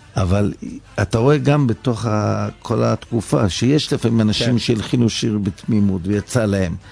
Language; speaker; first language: Hebrew; early bilingual, other home language; Yiddish